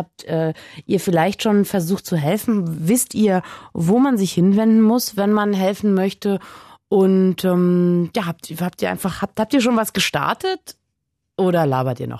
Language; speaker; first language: German; native; German